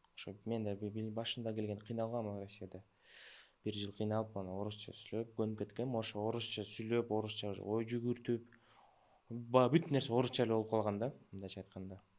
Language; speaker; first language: Kyrgyz; early bilingual, other home language; Russian